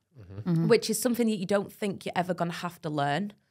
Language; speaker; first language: English; native; English